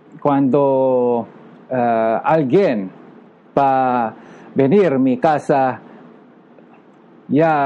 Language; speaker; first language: Spanish; non-native, learner; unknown